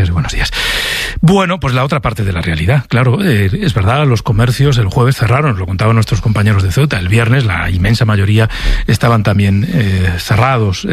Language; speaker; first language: Spanish; native; Spanish